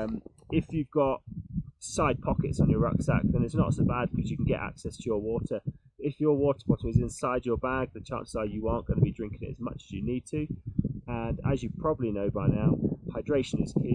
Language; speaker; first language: English; native; English